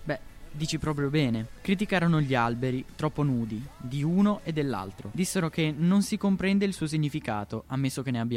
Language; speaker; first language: Italian; native; Italian